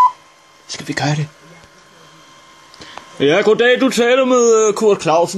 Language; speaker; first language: Danish; native; Danish